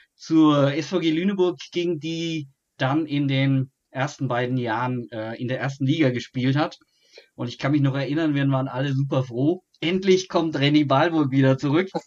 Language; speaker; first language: German; non-native, fluent; Italian